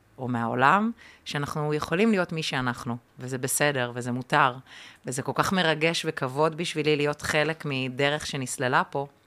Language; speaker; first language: Hebrew; early bilingual, other home language; Russian